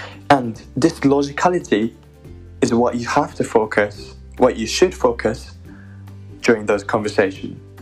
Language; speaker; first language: English; non-native, fluent; Japanese